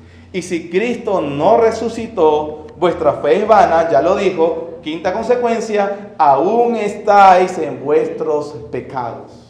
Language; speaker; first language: Spanish; native; Spanish